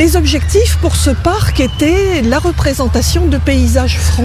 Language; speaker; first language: French; native; French